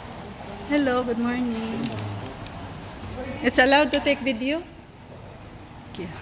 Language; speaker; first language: English; non-native, local second language; Filipino